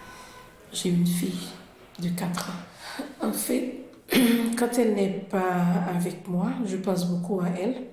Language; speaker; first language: French; non-native, local second language; Haitian Creole